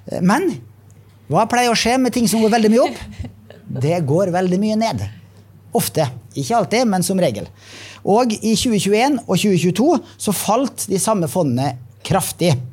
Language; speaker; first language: Norwegian; native; Norwegian